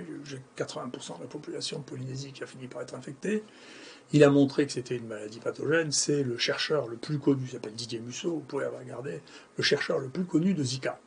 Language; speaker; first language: French; native; French